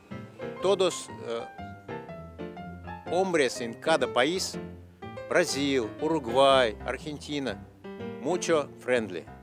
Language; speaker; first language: Spanish; non-native, learner; Russian